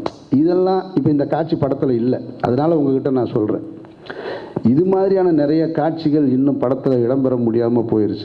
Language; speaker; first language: Tamil; native; Tamil